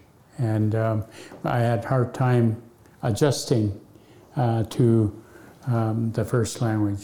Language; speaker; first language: English; early bilingual, other home language; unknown